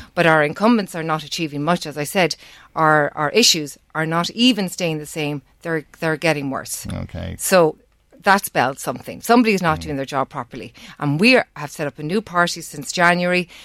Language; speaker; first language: English; native; English